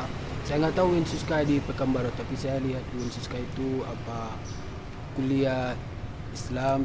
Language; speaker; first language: Indonesian; non-native, learner; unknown